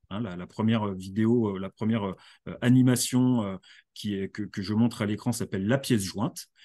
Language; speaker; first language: French; native; French